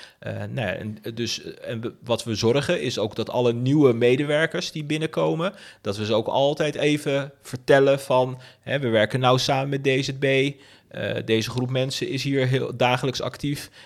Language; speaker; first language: Dutch; early bilingual, other home language; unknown